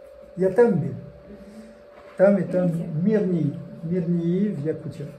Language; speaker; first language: Russian; non-native, learner; French